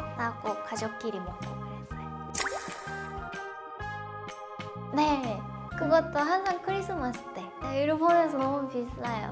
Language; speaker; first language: Korean; non-native, fluent; Japanese